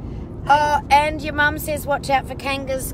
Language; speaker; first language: English; native; English